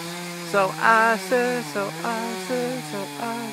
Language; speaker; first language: English; native; English